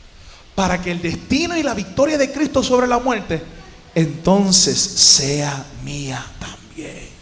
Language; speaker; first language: Spanish; native; Spanish